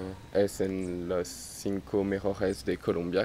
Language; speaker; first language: Spanish; non-native, learner; French